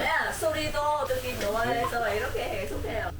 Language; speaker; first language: Korean; non-native, learner; Vietnamese